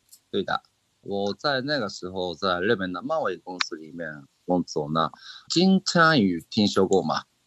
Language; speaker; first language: Chinese; non-native, fluent; Japanese